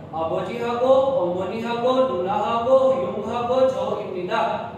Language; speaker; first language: Korean; non-native, learner; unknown